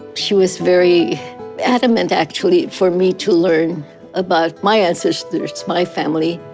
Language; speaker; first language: English; native; English